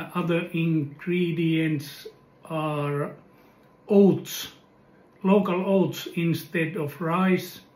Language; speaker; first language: English; non-native, fluent; Finnish